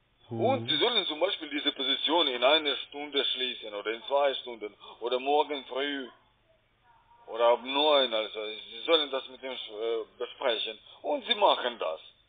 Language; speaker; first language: German; non-native, fluent; Russian